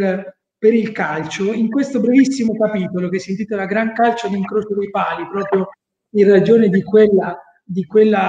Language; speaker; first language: Italian; native; Italian